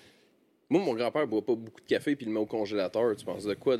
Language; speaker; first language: French; native; French